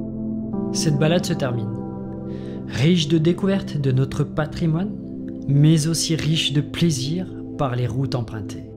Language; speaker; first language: French; native; French